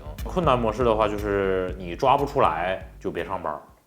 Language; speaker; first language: Chinese; native; Chinese